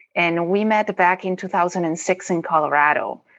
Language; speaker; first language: English; non-native, fluent; Spanish